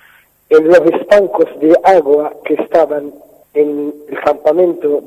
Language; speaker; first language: Spanish; non-native, fluent; Arabic